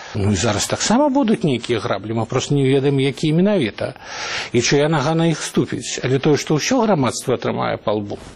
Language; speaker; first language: Russian; non-native, local second language; Belarusian